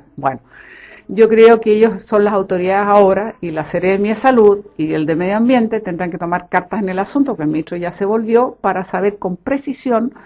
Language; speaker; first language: Spanish; native; Spanish